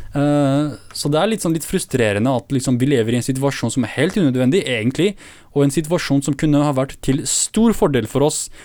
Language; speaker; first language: Norwegian; early bilingual, other home language; Kurdish